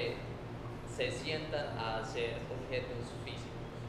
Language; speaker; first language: Spanish; native; Spanish